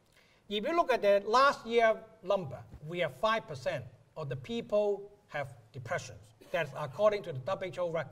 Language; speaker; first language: English; non-native, local second language; Cantonese